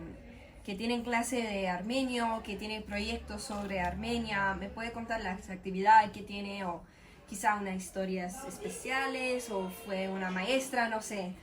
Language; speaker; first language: Spanish; non-native, learner; English